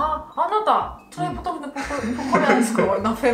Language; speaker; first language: Polish; non-native, learner; Korean